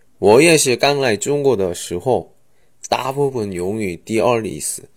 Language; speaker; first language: Chinese; non-native, fluent; Korean